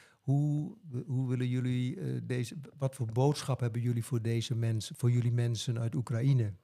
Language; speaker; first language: Dutch; native; Dutch